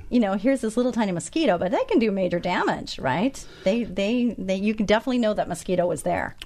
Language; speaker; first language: English; native; English